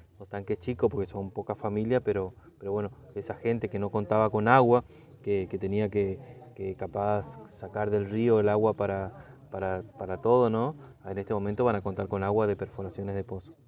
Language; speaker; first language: Spanish; native; Spanish